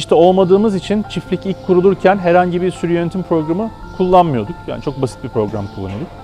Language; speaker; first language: Turkish; native; Turkish